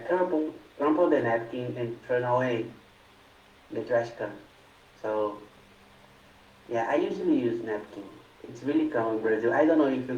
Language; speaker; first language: English; non-native, fluent; Portuguese